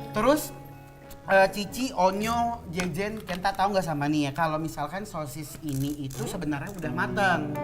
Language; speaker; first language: Indonesian; native; Indonesian